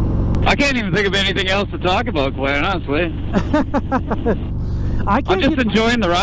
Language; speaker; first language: English; native; English